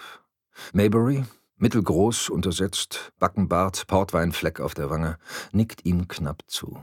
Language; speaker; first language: German; native; German